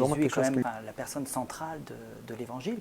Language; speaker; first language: French; native; French